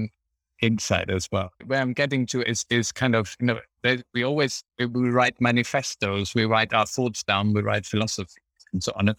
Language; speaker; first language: English; non-native, fluent; German